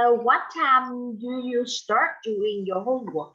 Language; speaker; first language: English; non-native, fluent; Vietnamese